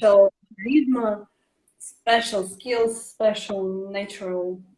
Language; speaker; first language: English; non-native, learner; Russian